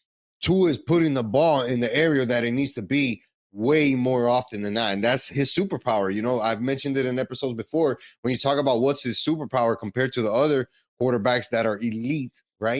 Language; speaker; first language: English; native; English